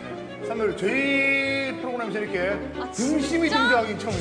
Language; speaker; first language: Korean; native; Korean